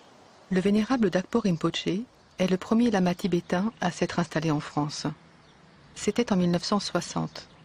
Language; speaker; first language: French; native; French